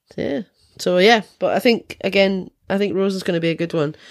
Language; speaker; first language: English; native; English